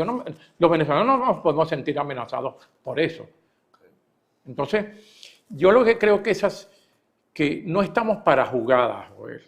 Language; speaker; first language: Spanish; native; Spanish